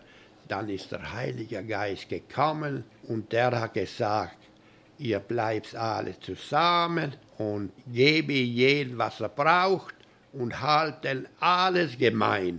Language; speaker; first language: German; early bilingual, heritage; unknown